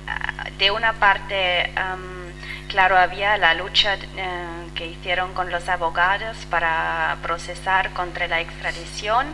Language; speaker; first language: Spanish; non-native, fluent; French